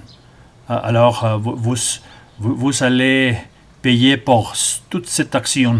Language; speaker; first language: French; non-native, learner; Spanish